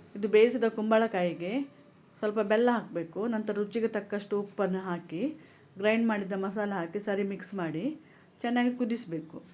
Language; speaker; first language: Kannada; non-native, local second language; Konkani